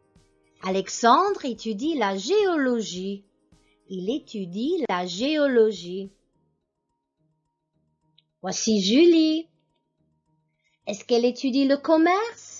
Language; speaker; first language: French; non-native, fluent; English